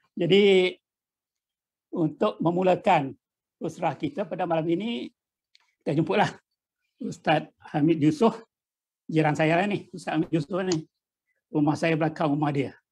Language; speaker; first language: Malay; native; Malay